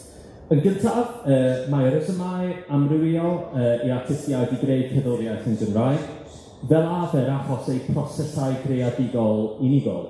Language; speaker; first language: Welsh; non-native, fluent; English